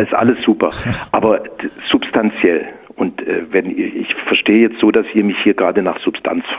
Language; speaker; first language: German; native; German